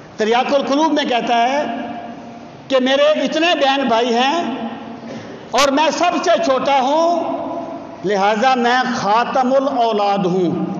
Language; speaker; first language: Urdu; non-native, local second language; Punjabi